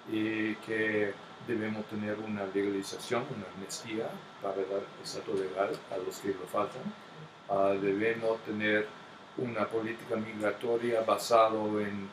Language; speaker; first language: Spanish; non-native, fluent; English